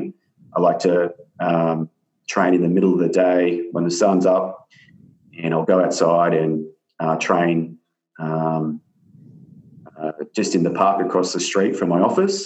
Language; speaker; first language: English; native; English